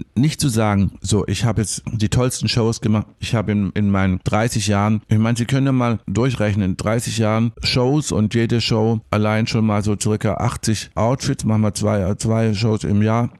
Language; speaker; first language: German; native; German